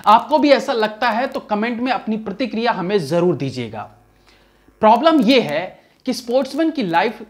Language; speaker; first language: Hindi; native; Hindi